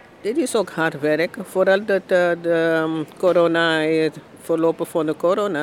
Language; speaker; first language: Dutch; non-native, learner; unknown